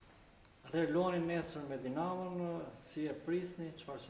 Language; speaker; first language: Albanian; native; Albanian